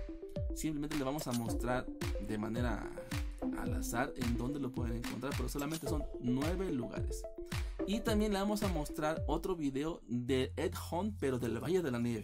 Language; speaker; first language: Spanish; native; Spanish